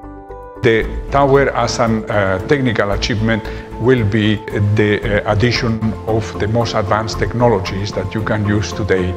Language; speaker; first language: English; non-native, fluent; Spanish